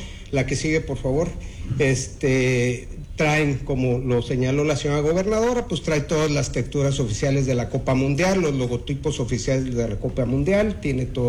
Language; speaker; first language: Spanish; native; Spanish